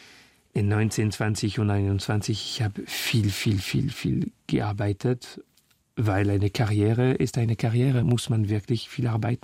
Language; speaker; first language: German; non-native, fluent; French